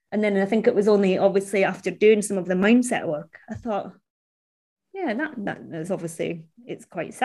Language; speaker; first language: English; native; English